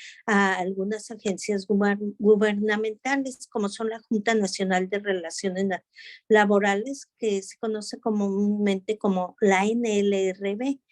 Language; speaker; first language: Spanish; native; Spanish